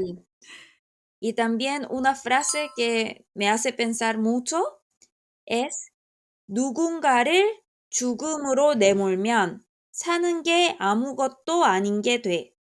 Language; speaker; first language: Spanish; non-native, fluent; Korean